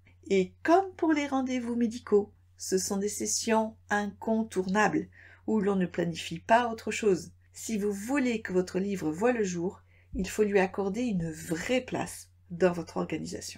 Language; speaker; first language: French; native; French